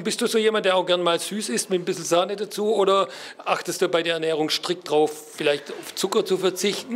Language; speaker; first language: German; native; German